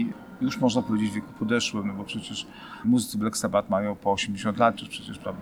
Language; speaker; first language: Polish; native; Polish